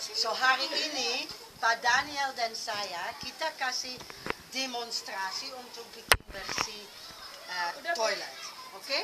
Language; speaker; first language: Indonesian; non-native, fluent; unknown